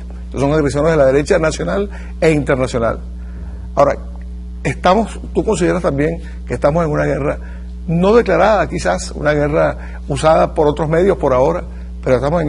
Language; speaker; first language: Spanish; native; Spanish